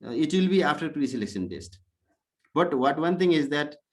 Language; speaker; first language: English; non-native, local second language; Nepali